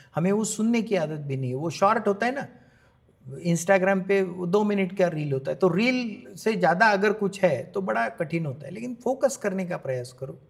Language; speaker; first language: Hindi; non-native, local second language; Marathi